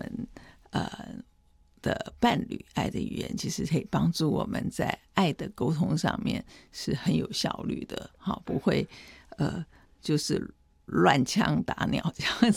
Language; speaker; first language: Chinese; native; Chinese